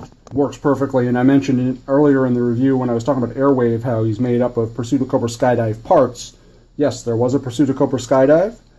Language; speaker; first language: English; native; English